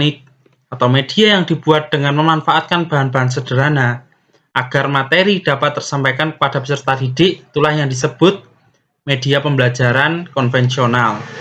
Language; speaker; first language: Indonesian; native; Indonesian